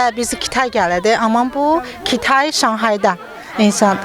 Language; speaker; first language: Azerbaijani; non-native, learner; Chinese